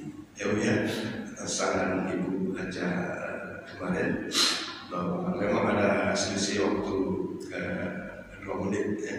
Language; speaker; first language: Indonesian; native; Indonesian